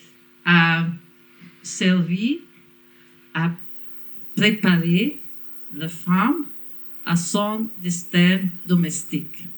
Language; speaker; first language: French; non-native, fluent; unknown